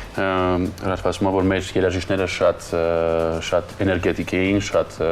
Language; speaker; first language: Armenian; native; Armenian